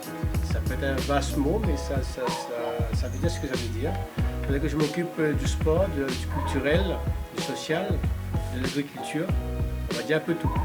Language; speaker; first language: French; native; French